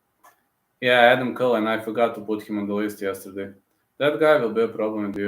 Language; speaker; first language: English; non-native, fluent; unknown